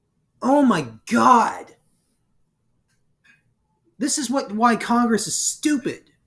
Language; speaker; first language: English; native; English